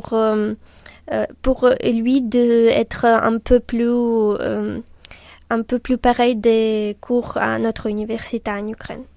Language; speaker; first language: French; non-native, learner; Ukrainian